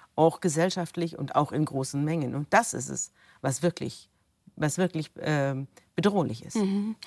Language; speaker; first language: German; native; German